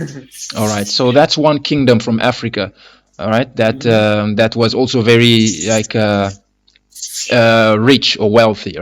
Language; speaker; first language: English; non-native, fluent; Lingala